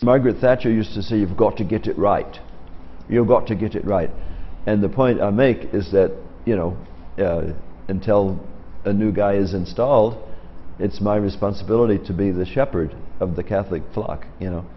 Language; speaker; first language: English; native; English